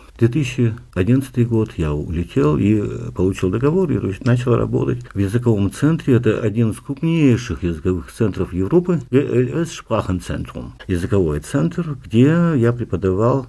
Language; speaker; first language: Russian; non-native, local second language; Yakut